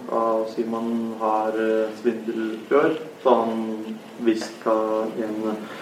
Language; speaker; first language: Norwegian; non-native, learner; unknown